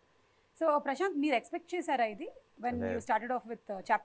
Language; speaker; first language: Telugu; native; Telugu